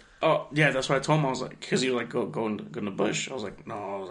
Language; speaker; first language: English; early bilingual, other home language; Spanish